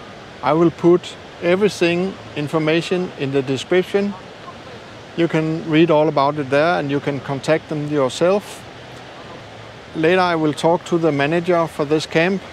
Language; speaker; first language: English; non-native, learner; Swedish